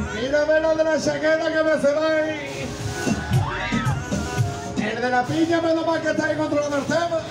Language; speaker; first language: Spanish; native; Spanish